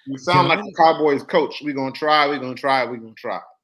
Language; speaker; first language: English; native; English